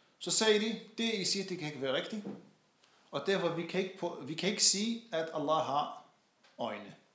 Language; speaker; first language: Danish; non-native, fluent; Arabic